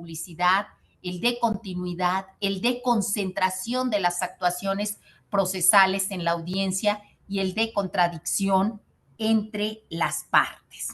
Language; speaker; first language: Spanish; native; Spanish